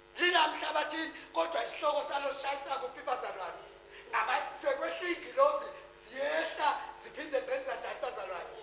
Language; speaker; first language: Zulu; native; Zulu